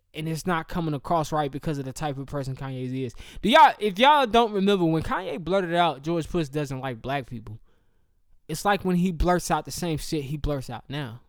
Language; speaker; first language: English; native; English